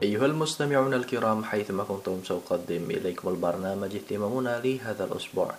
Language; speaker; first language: Arabic; non-native, learner; Indonesian